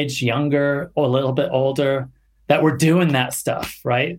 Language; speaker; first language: English; native; English